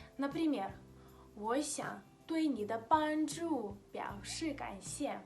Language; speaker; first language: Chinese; non-native, fluent; Russian